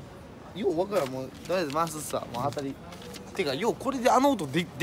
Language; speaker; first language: Japanese; native; Japanese